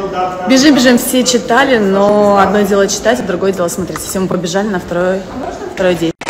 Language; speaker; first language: Russian; native; Russian